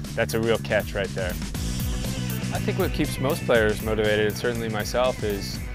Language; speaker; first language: English; native; English